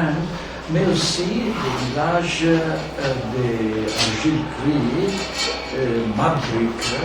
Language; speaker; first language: French; non-native, fluent; Italian